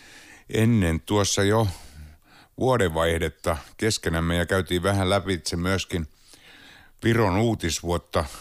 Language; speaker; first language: Finnish; native; Finnish